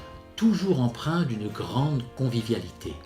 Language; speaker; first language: French; native; French